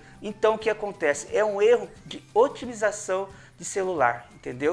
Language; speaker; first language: Portuguese; native; Portuguese